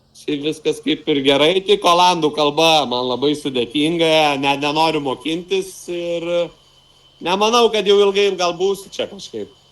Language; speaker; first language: Lithuanian; native; Lithuanian